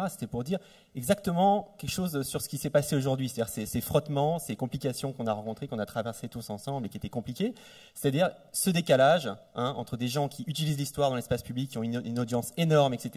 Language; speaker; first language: French; native; French